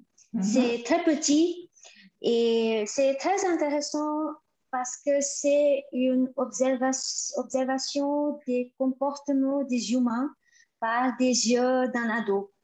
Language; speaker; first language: French; non-native, fluent; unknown